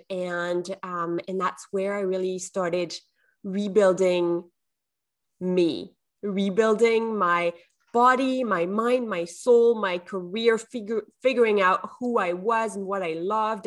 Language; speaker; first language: English; non-native, fluent; French